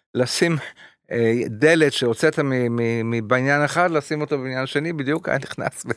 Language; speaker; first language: Hebrew; early bilingual, other home language; French